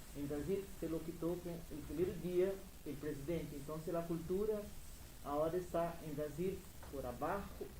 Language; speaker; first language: Spanish; non-native, fluent; Portuguese